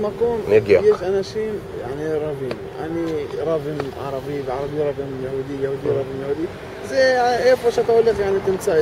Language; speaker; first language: Hebrew; non-native, local second language; Arabic